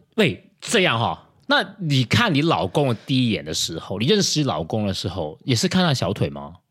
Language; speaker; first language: Chinese; non-native, local second language; Cantonese